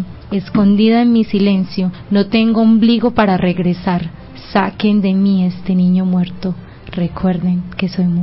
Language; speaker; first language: Spanish; native; Spanish